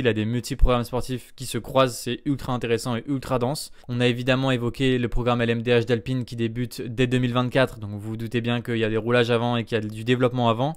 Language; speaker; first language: French; native; French